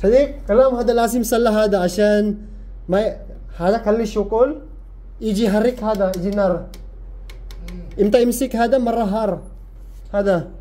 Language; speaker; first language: Arabic; non-native, learner; Filipino